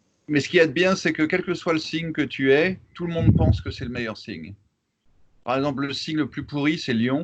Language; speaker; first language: French; native; French